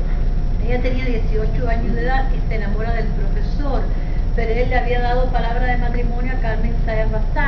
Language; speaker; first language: Spanish; native; Spanish